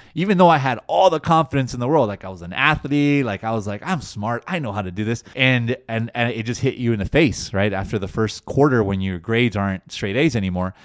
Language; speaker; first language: English; early bilingual, other home language; Spanish